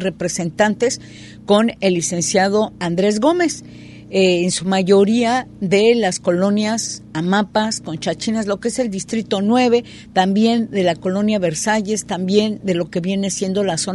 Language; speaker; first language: Spanish; native; Spanish